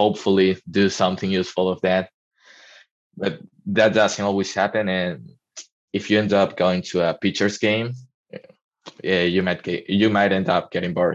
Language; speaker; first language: English; non-native, fluent; Spanish